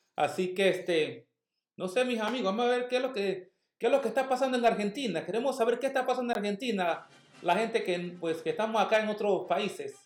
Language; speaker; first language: Spanish; native; Spanish